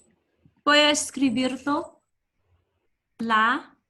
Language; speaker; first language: Spanish; non-native, learner; English